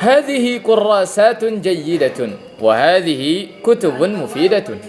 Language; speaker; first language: Arabic; non-native, fluent; Indonesian